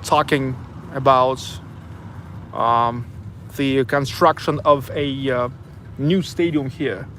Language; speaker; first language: English; non-native, fluent; Russian